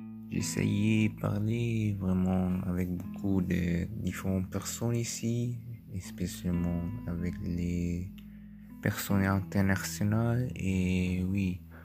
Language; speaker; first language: French; non-native, learner; German